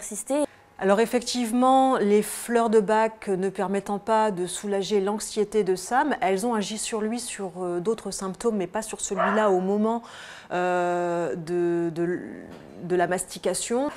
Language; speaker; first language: French; native; French